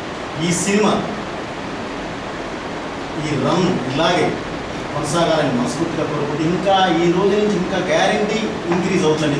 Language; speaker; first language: Telugu; native; Telugu